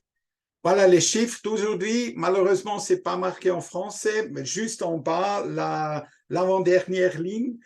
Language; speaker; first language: French; non-native, local second language; German